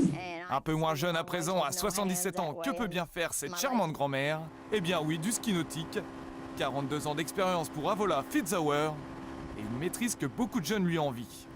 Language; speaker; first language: French; native; French